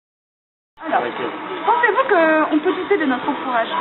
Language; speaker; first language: French; native; French